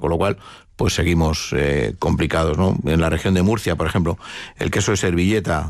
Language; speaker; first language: Spanish; native; Spanish